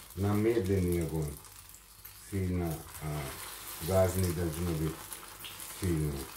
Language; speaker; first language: Russian; non-native, learner; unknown